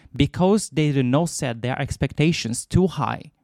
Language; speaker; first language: English; non-native, fluent; Japanese